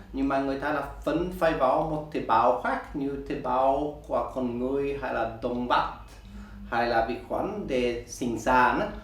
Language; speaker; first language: Vietnamese; non-native, learner; Swedish